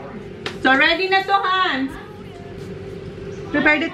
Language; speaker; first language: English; non-native, local second language; Bikol